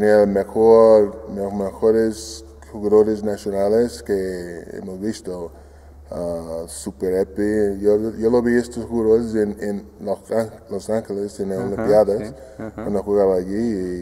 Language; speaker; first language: Spanish; non-native, fluent; English